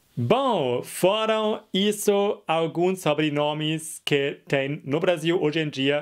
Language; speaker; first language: Portuguese; non-native, fluent; German